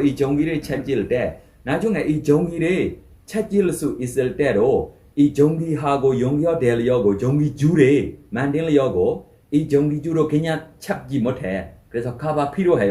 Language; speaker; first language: Korean; non-native, learner; Burmese